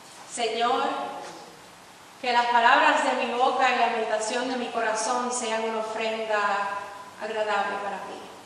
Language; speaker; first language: Spanish; early bilingual, heritage; Spanish